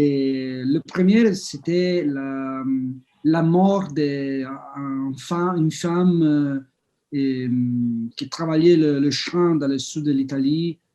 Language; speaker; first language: French; non-native, fluent; Italian